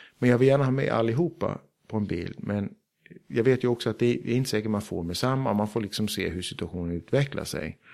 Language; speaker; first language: Swedish; early bilingual, heritage; Swedish